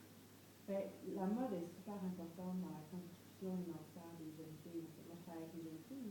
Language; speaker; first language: French; native; French